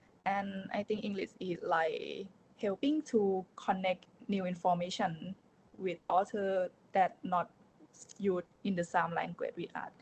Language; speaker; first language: English; non-native, learner; Thai